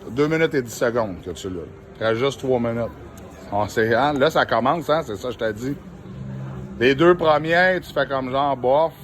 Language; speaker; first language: French; native; French